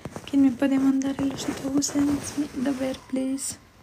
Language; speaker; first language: Spanish; non-native, fluent; Romanian